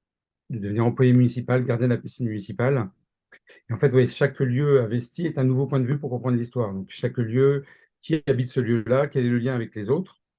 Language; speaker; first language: French; native; French